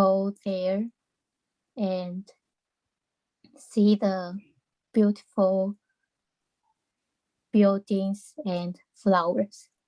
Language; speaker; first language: English; non-native, learner; Chinese